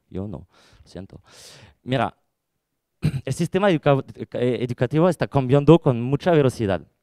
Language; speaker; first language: Spanish; non-native, fluent; French